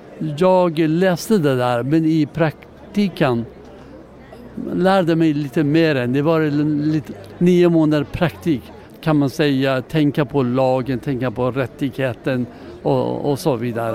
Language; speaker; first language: Swedish; non-native, learner; Persian